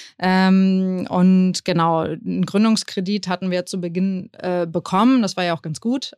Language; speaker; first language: German; early bilingual, other home language; Spanish